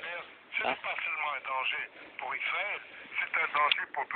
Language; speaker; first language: French; native; French